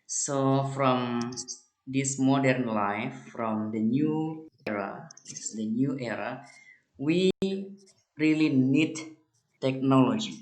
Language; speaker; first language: English; non-native, learner; Indonesian